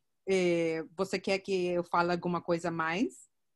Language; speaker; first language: Portuguese; non-native, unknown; English